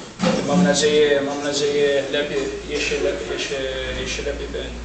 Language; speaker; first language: Polish; non-native, learner; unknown